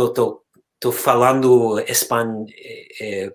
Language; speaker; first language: Portuguese; non-native, fluent; English